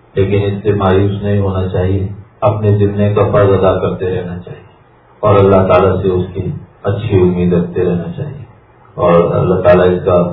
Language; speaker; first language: Urdu; native; Urdu